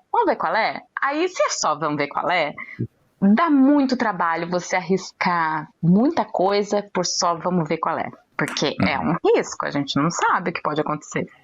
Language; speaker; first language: Portuguese; native; Portuguese